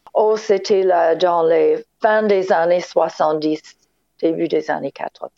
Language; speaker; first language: French; non-native, fluent; English